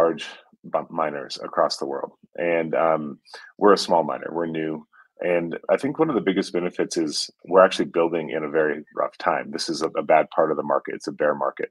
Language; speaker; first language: English; native; English